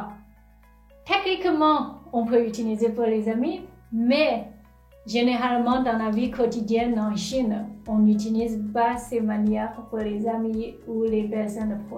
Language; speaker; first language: French; non-native, fluent; Chinese